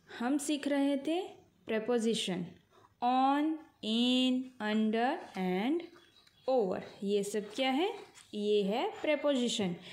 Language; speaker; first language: Hindi; non-native, local second language; Gujarati